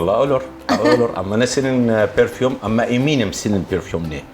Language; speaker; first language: Turkish; non-native, learner; Arabic